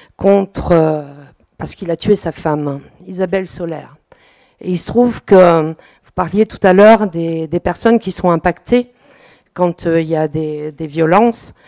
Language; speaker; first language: French; native; French